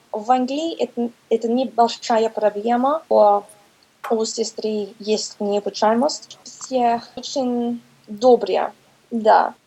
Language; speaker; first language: Russian; non-native, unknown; English